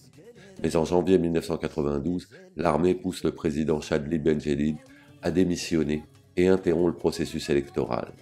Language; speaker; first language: French; native; French